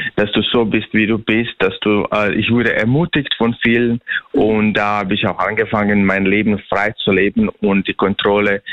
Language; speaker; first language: German; non-native, fluent; Bosnian